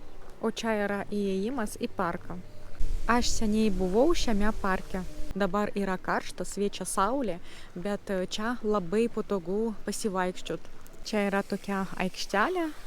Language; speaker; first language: Lithuanian; non-native, learner; Russian